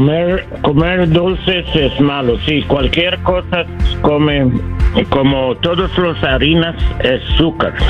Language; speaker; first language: Spanish; non-native, learner; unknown